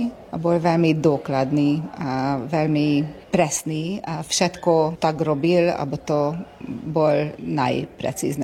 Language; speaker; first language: Slovak; early bilingual, heritage; Slovak